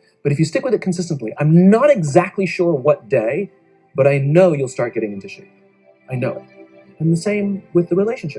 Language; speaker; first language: English; native; English